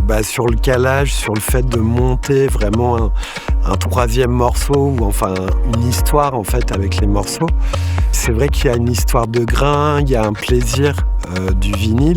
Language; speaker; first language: French; native; French